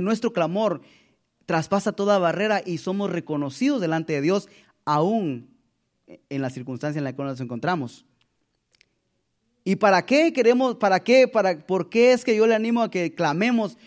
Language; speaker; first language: Spanish; native; Spanish